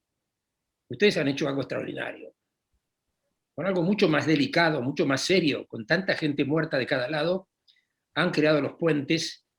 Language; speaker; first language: Spanish; native; Spanish